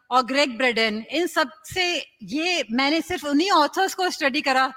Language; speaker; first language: Hindi; native; Hindi